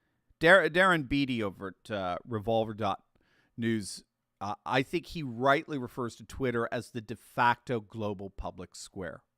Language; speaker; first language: English; native; English